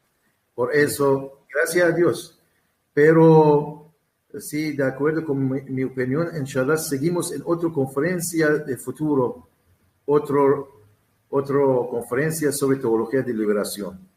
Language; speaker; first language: Spanish; non-native, learner; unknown